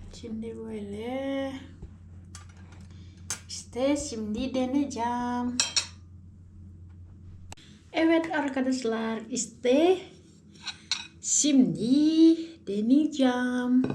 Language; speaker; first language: Turkish; non-native, learner; Indonesian